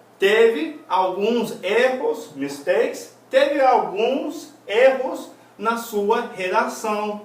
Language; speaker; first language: Portuguese; non-native, fluent; English